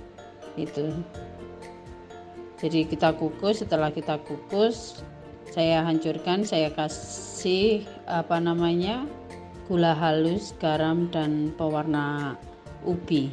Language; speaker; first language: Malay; non-native, local second language; Javanese